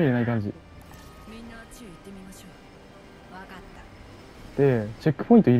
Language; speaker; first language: Japanese; native; Japanese